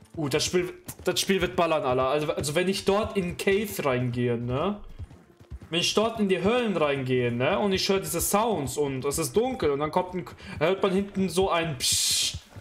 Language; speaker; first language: German; native; German